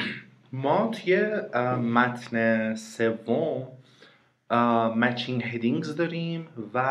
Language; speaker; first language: Persian; native; Persian